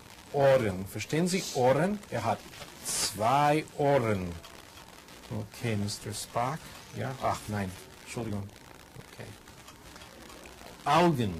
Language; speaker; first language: German; non-native, fluent; English